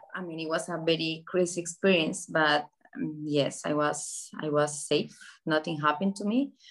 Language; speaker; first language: English; non-native, fluent; Spanish